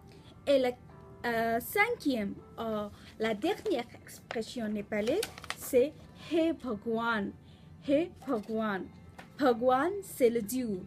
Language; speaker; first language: French; non-native, learner; Nepali